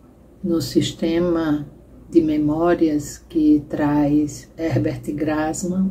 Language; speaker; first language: Portuguese; native; Portuguese